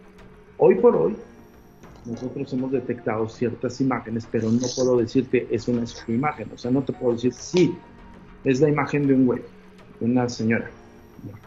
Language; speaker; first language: Spanish; native; Spanish